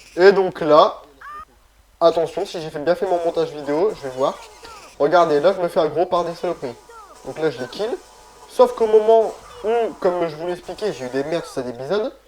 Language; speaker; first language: French; native; French